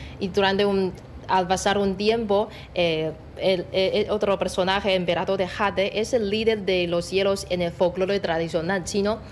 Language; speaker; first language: Spanish; non-native, fluent; Chinese